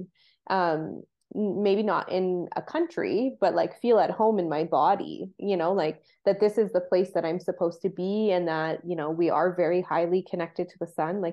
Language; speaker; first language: English; native; English